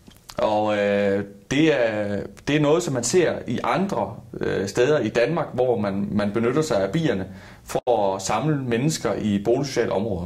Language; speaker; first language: Danish; native; Danish